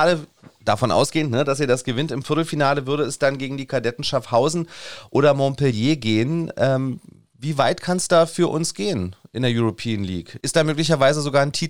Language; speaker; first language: German; native; German